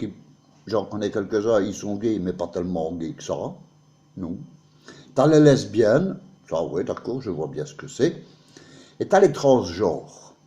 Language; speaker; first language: French; native; French